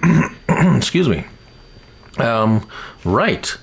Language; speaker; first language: English; native; English